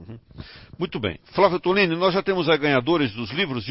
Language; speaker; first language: Portuguese; native; Portuguese